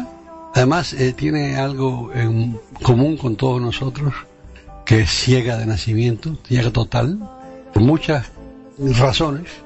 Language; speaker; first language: Spanish; native; Spanish